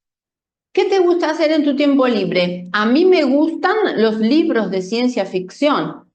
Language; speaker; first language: Spanish; non-native, fluent; Portuguese